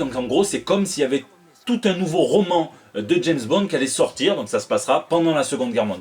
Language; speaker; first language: French; native; French